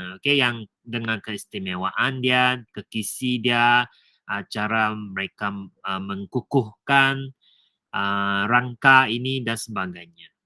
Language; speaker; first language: Malay; non-native, local second language; Chinese